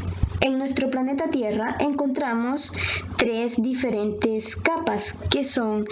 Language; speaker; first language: Spanish; native; Spanish